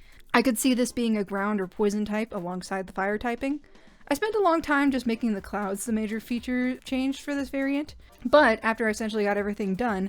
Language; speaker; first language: English; native; English